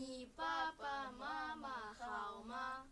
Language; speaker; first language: Chinese; non-native, fluent; Kyrgyz